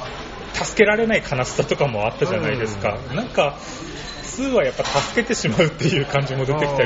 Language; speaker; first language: Japanese; native; Japanese